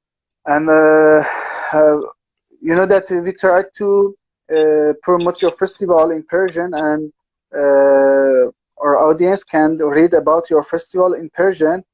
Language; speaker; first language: English; non-native, learner; Persian